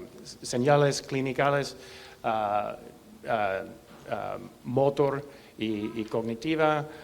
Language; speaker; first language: Spanish; non-native, learner; English